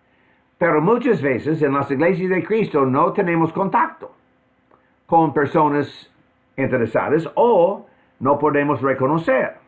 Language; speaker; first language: Spanish; non-native, fluent; English